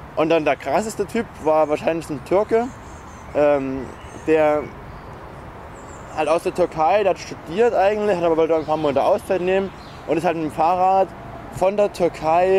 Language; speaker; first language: German; native; German